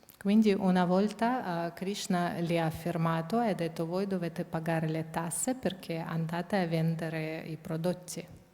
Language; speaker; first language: Italian; non-native, fluent; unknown